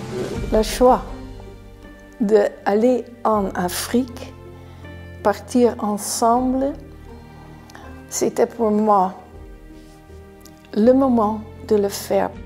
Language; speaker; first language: French; non-native, fluent; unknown